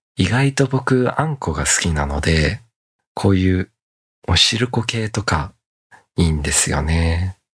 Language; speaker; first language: Japanese; native; Japanese